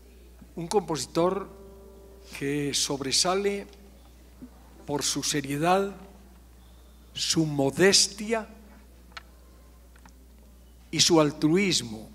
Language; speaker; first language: Spanish; native; Spanish